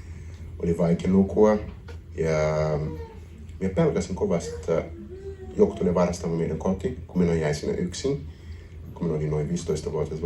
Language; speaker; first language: Finnish; non-native, learner; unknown